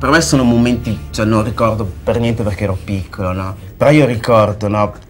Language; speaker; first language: Italian; early bilingual, other home language; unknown